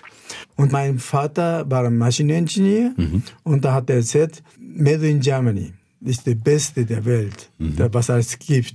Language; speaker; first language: German; non-native, fluent; Japanese